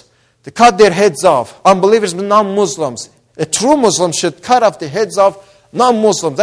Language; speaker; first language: English; non-native, fluent; Persian